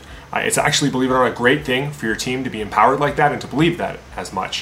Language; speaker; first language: English; native; English